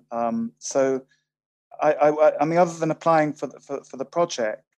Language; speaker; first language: English; native; English